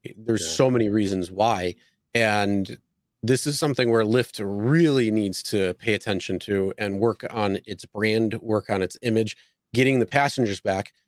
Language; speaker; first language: English; native; English